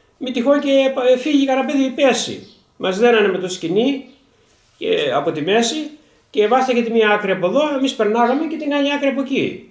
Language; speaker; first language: Greek; native; Greek